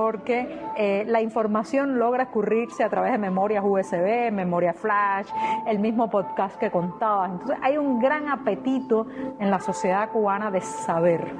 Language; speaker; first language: Spanish; native; Spanish